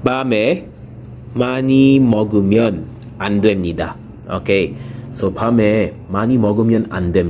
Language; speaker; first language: Korean; non-native, fluent; Filipino